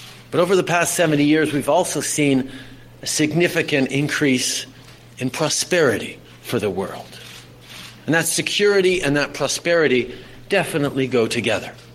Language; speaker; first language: English; native; English